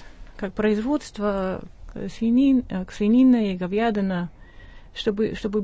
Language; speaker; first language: Russian; non-native, fluent; English